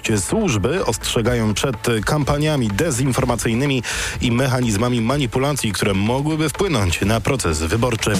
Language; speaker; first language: Polish; native; Polish